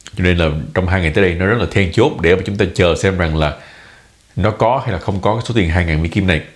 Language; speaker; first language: Vietnamese; early bilingual, heritage; Vietnamese